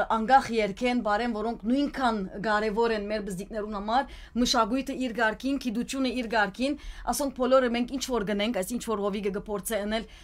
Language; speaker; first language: Armenian; early bilingual, heritage; Armenian